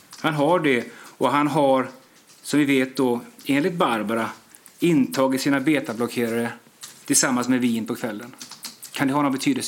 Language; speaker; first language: Swedish; native; Swedish